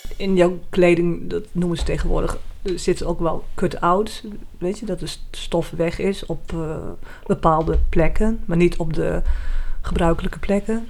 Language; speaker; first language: Dutch; native; Dutch